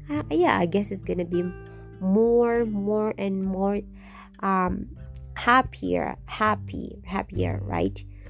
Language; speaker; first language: English; non-native, fluent; Indonesian